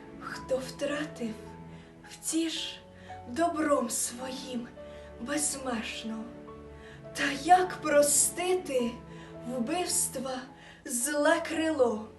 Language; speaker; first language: Ukrainian; native; Ukrainian